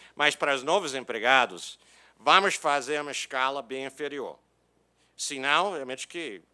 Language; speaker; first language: Portuguese; non-native, fluent; English